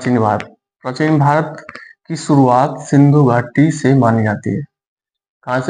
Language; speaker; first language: Hindi; native; Hindi